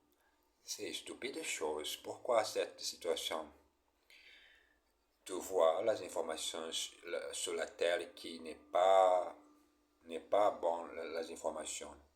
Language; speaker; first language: French; non-native, learner; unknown